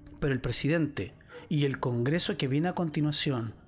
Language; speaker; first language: Spanish; native; Spanish